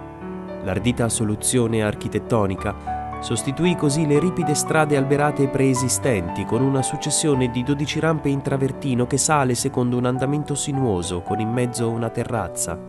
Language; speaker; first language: Italian; native; Italian